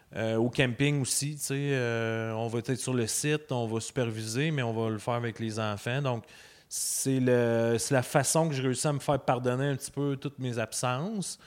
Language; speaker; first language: French; native; French